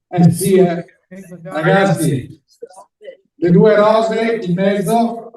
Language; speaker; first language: Italian; native; Italian